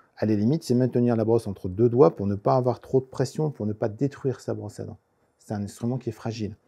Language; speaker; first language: French; native; French